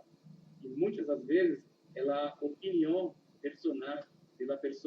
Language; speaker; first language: Spanish; non-native, learner; Portuguese